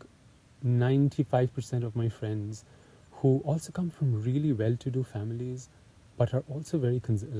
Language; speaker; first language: English; non-native, local second language; Hindi